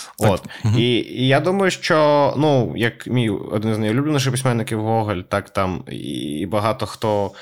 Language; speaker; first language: Ukrainian; native; Ukrainian